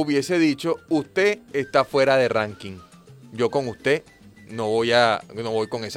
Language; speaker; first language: Spanish; native; Spanish